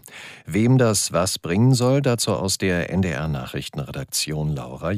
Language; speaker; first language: German; native; German